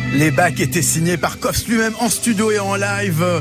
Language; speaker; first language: French; native; French